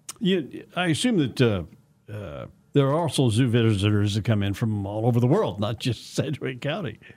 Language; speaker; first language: English; native; English